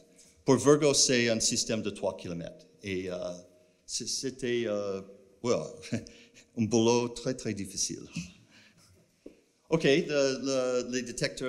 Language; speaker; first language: French; non-native, fluent; English